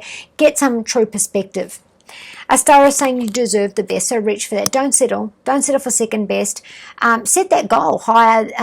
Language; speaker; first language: English; native; English